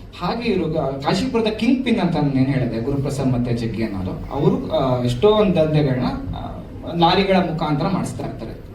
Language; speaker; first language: Kannada; native; Kannada